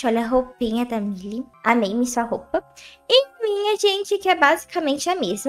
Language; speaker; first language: Portuguese; native; Portuguese